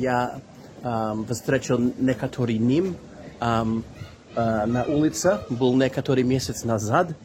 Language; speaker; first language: Russian; non-native, learner; English